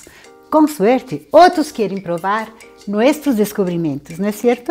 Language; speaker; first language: Spanish; non-native, fluent; Portuguese